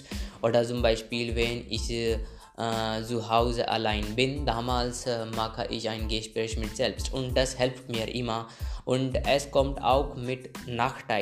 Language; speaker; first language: German; non-native, learner; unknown